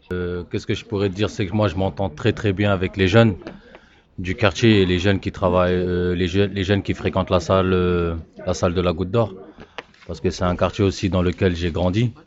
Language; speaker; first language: French; native; French